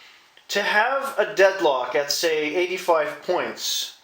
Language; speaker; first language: English; native; English